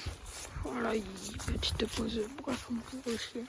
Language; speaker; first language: French; native; French